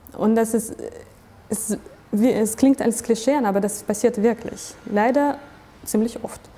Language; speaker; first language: German; non-native, fluent; Russian